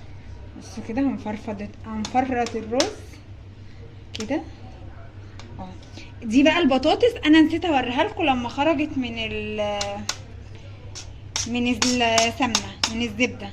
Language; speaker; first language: Arabic; native; Arabic